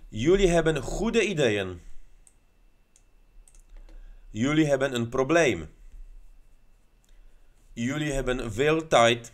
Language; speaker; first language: Dutch; non-native, learner; Polish